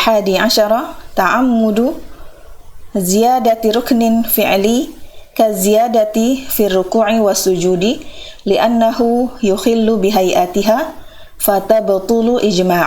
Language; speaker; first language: Arabic; non-native, fluent; Indonesian